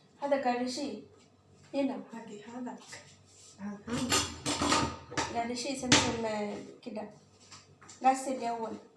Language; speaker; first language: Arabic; non-native, learner; Bangla